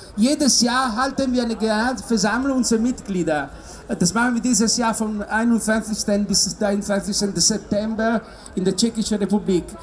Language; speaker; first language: German; non-native, learner; Italian